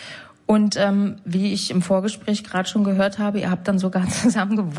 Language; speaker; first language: German; native; German